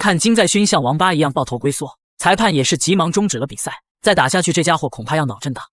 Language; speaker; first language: Chinese; native; Chinese